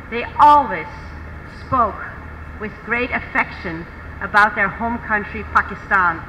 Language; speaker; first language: English; non-native, fluent; Dutch